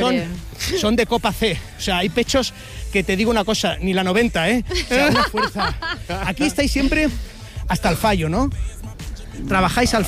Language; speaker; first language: Spanish; native; Spanish